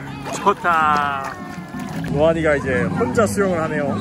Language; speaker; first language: Korean; native; Korean